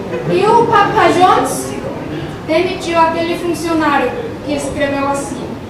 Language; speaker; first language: Portuguese; non-native, fluent; Korean